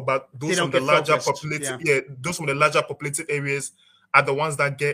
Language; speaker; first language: English; non-native, local second language; Akan